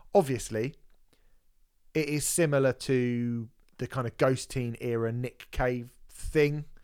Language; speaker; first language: English; native; English